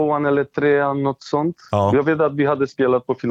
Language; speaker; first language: Swedish; non-native, fluent; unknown